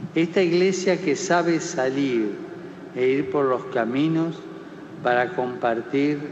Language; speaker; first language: Spanish; native; Spanish